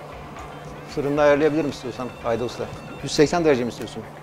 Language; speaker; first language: Turkish; native; Turkish